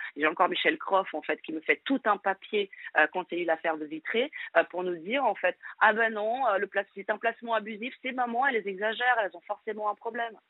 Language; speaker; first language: French; non-native, fluent; Portuguese